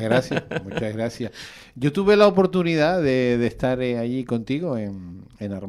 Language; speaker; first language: Spanish; native; Spanish